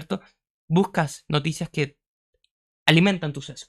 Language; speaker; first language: Spanish; native; Spanish